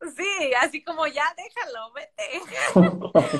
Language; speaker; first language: Spanish; native; Spanish